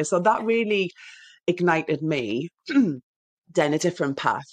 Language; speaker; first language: English; native; English